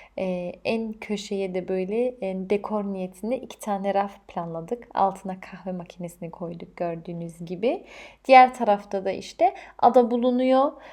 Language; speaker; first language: Turkish; early bilingual, heritage; Turkish